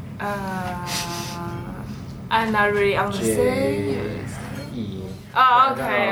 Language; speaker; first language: English; non-native, learner; Chinese